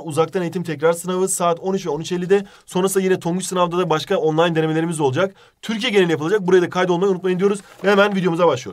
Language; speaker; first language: Turkish; native; Turkish